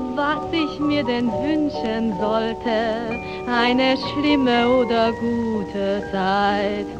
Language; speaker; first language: French; non-native, fluent; German